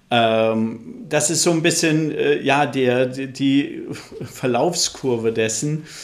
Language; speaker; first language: German; native; German